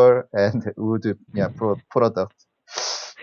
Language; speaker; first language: English; non-native, learner; Korean